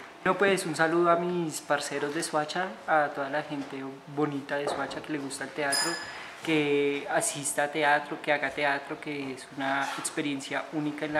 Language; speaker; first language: Spanish; native; Spanish